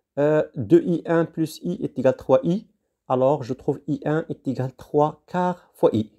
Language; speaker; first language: French; non-native, local second language; Arabic